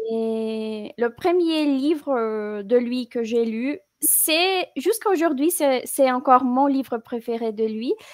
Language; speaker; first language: French; non-native, fluent; Portuguese